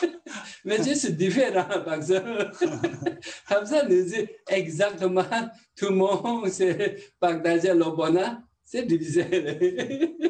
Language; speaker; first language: French; non-native, learner; Tibetan